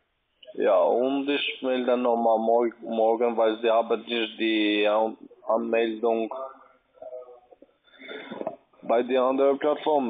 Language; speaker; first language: German; non-native, learner; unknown